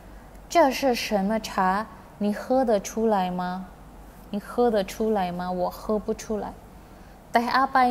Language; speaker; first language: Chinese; non-native, fluent; Indonesian